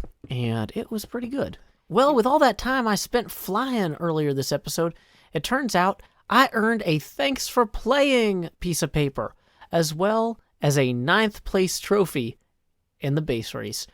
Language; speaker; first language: English; native; English